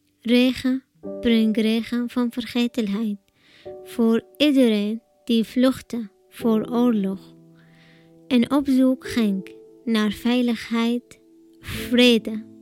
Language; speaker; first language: Dutch; non-native, learner; Arabic